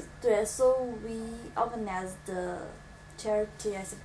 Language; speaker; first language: English; non-native, learner; Chinese